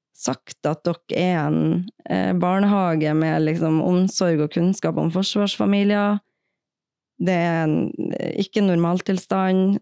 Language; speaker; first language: Norwegian; native; Norwegian